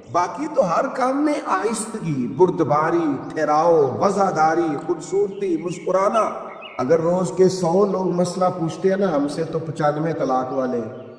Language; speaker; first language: Urdu; non-native, local second language; Punjabi